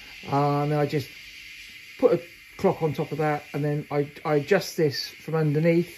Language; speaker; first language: English; native; English